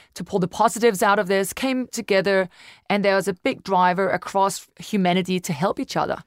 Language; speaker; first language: English; non-native, fluent; Danish